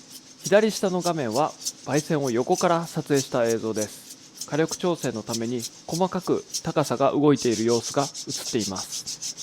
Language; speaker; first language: Japanese; native; Japanese